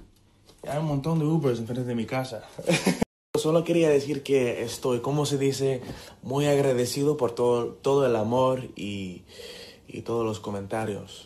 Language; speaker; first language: Spanish; non-native, learner; English